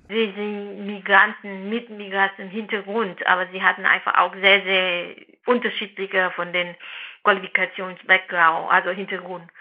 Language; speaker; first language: German; non-native, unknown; Vietnamese